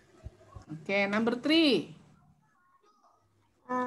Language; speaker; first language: English; non-native, fluent; Indonesian